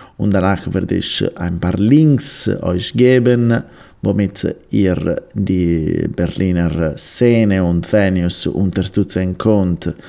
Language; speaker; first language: German; non-native, learner; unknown